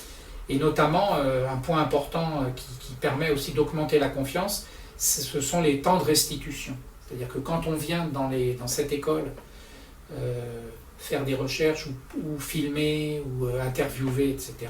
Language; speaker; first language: French; native; French